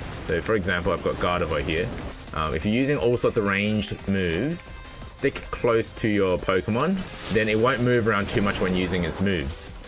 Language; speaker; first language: English; native; English